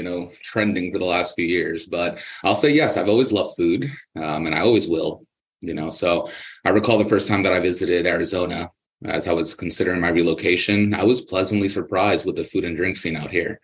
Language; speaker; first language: English; native; English